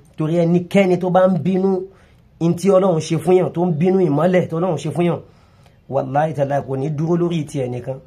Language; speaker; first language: Yoruba; non-native, local second language; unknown